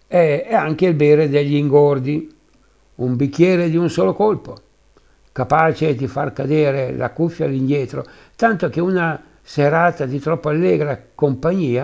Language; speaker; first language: Italian; native; Italian